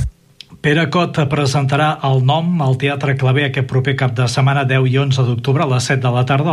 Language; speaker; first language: Catalan; native; Catalan